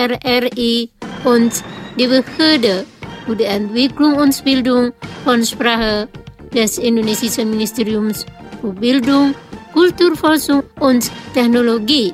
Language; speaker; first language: German; non-native, fluent; Indonesian